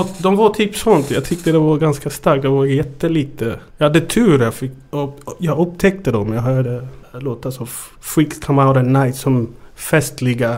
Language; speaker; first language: Swedish; early bilingual, other home language; Amharic